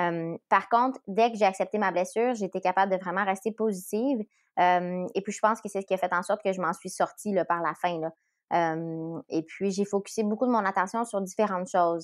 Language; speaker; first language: French; native; French